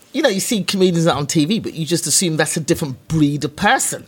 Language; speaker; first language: English; native; English